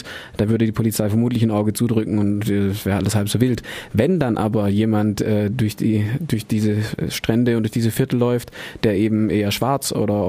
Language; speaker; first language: German; native; German